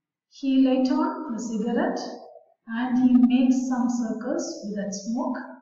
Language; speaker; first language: English; non-native, local second language; Tamil